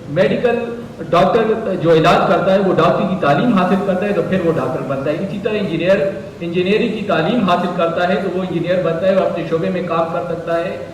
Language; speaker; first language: Urdu; non-native, local second language; Pashto